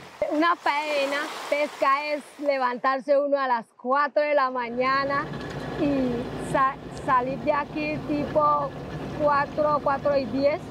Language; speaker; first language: Spanish; non-native, local second language; English